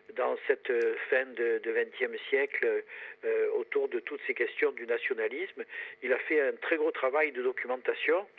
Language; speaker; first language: French; native; French